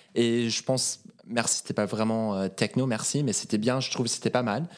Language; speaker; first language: French; non-native, fluent; Norwegian